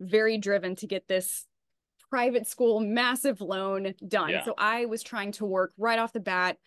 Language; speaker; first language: English; native; English